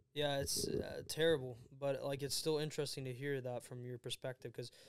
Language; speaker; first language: English; early bilingual, other home language; Swedish